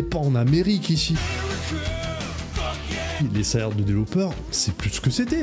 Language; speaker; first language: French; native; French